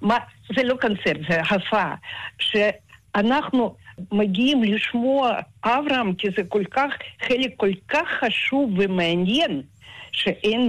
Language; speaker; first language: Hebrew; non-native, fluent; Russian